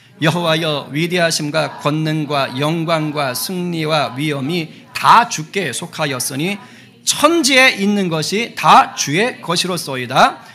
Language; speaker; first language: Korean; native; Korean